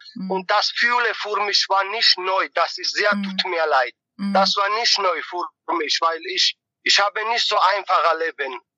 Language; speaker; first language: German; non-native, learner; Georgian